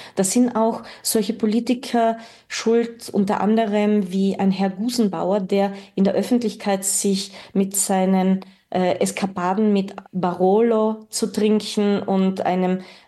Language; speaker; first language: German; native; German